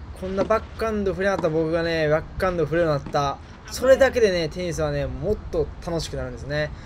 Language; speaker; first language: Japanese; native; Japanese